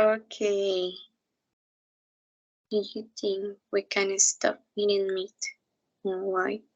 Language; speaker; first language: English; non-native, learner; Spanish